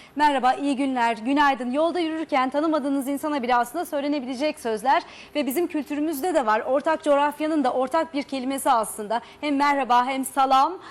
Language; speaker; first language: Turkish; native; Turkish